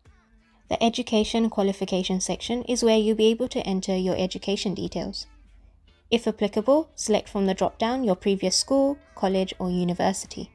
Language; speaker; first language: English; native; English